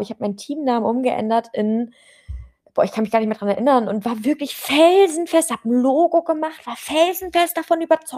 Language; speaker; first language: German; native; German